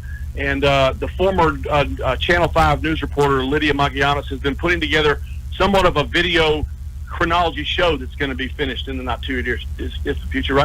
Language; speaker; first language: English; native; English